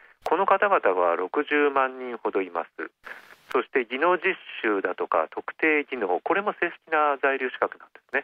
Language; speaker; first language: Japanese; native; Japanese